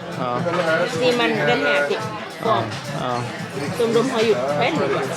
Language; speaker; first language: Swedish; non-native, learner; Thai